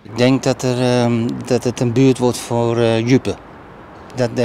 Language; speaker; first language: Dutch; native; Dutch